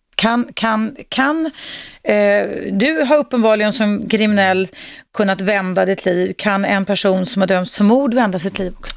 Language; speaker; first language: Swedish; native; Swedish